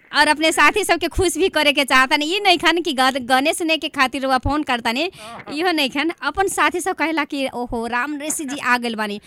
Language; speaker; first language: Bhojpuri; non-native, local second language; Maithili